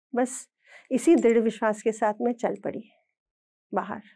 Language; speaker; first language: Hindi; native; Hindi